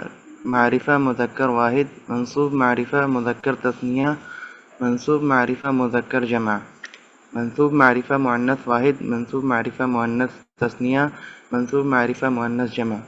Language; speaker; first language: Arabic; non-native, learner; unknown